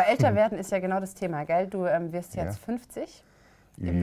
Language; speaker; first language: German; native; German